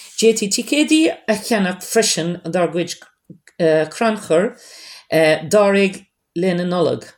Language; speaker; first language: Irish; non-native, local second language; English